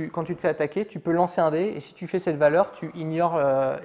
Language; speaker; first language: French; native; French